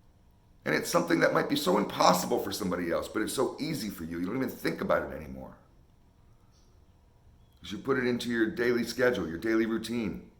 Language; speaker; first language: English; native; English